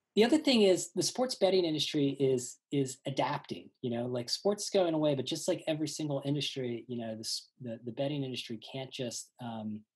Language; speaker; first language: English; native; English